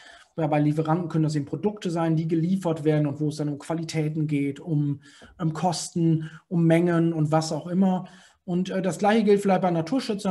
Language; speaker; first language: German; native; German